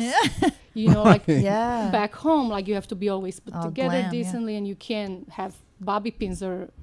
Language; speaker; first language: English; non-native, fluent; Slovak